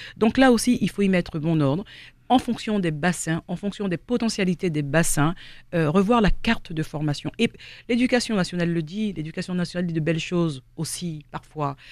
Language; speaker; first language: French; native; French